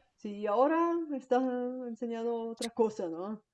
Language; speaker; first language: Spanish; non-native, fluent; Bulgarian